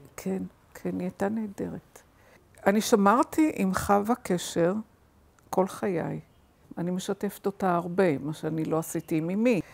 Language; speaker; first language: Hebrew; early bilingual, other home language; German